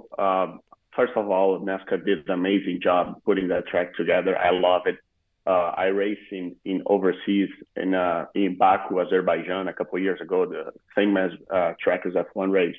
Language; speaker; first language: English; non-native, fluent; Portuguese